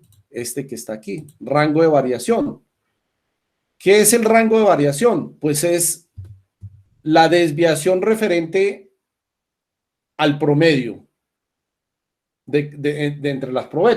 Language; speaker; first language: Spanish; native; Spanish